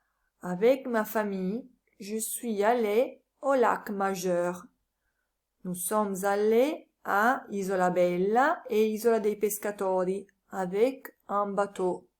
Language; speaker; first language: French; non-native, learner; Italian